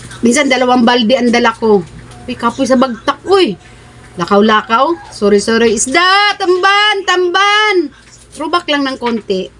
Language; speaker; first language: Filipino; non-native, local second language; Cebuano